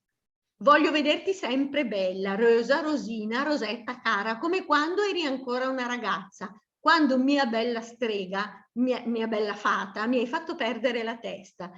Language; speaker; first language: Italian; native; Italian